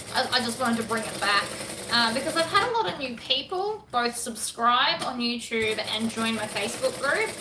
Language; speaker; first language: English; native; English